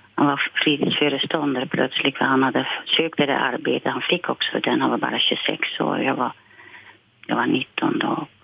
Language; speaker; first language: Swedish; non-native, fluent; Dutch